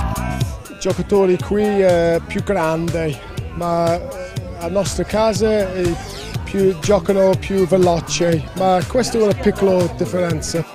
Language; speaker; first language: Italian; non-native, learner; English